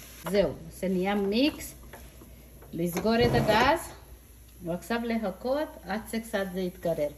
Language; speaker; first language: Hebrew; non-native, fluent; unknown